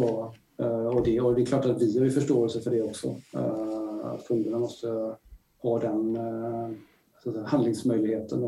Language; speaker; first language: Swedish; native; Swedish